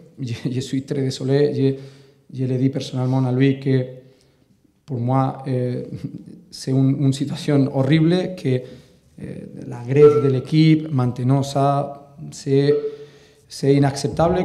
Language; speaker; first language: French; non-native, learner; Catalan